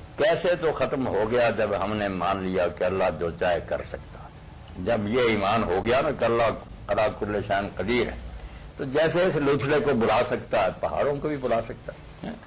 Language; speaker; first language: Urdu; non-native, local second language; Punjabi